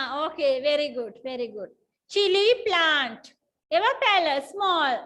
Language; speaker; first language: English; non-native, local second language; Sinhala